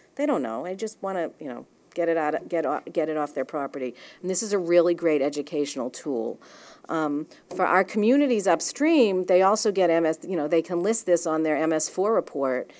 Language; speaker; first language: English; native; English